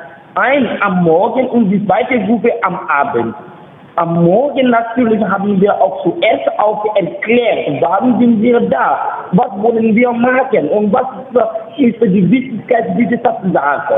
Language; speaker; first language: German; non-native, learner; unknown